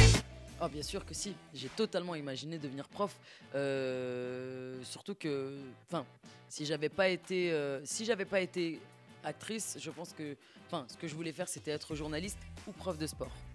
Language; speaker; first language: French; native; French